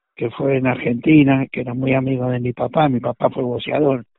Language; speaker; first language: Spanish; native; Spanish